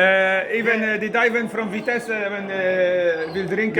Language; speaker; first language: Dutch; non-native, learner; Polish